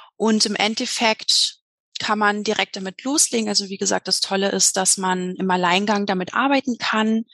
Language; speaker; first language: German; native; German